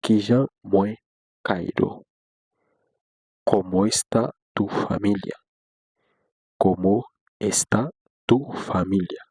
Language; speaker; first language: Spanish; non-native, fluent; Haitian Creole